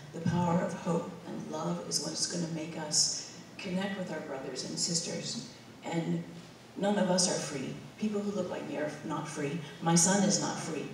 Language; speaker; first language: English; native; English